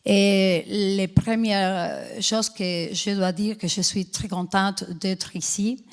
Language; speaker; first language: French; non-native, fluent; Spanish